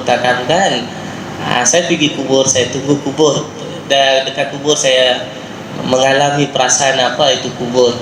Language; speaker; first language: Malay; non-native, local second language; Tamil